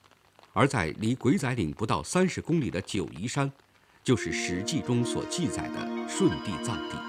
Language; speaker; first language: Chinese; native; Chinese